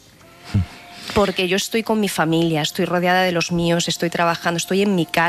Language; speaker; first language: Spanish; native; Spanish